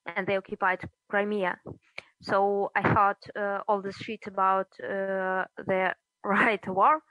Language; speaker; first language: English; early bilingual, other home language; Russian